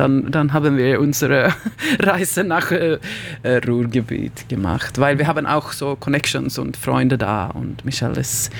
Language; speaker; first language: German; non-native, learner; Swedish